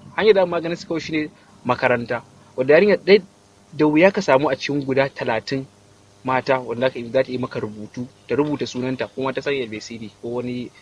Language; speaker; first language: Hausa; native; Hausa